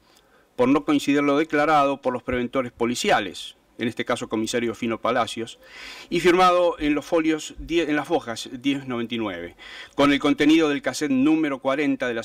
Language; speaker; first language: Spanish; native; Spanish